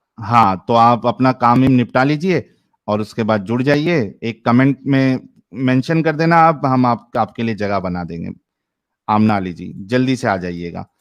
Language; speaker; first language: Hindi; native; Hindi